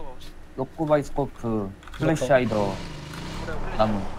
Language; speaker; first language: Japanese; non-native, learner; Korean